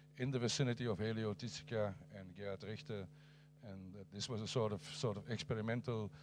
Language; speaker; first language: English; non-native, fluent; Dutch